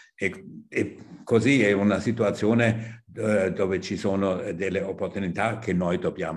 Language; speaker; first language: Italian; non-native, fluent; German